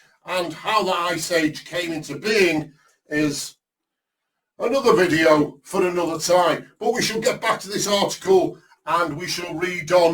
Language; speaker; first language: English; native; English